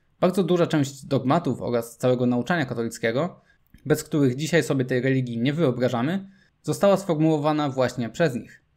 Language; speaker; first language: Polish; native; Polish